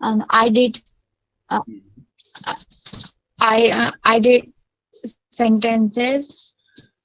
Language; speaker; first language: English; non-native, learner; Hindi